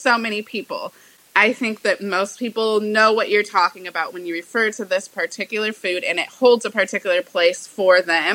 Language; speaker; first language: English; native; English